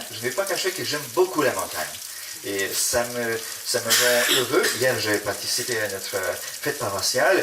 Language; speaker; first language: French; non-native, fluent; Polish